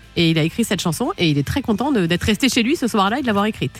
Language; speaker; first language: French; native; French